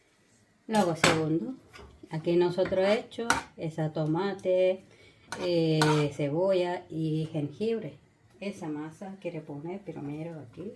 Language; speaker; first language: Spanish; non-native, learner; Malayalam